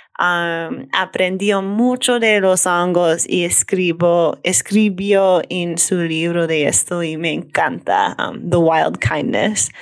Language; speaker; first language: Spanish; non-native, learner; English